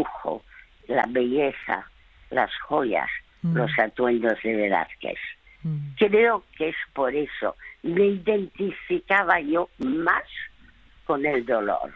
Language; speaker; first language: Spanish; early bilingual, other home language; French